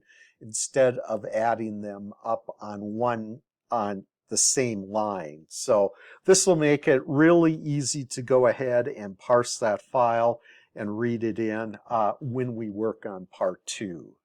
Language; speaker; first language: English; native; English